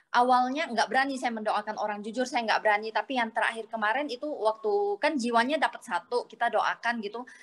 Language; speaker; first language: Indonesian; native; Indonesian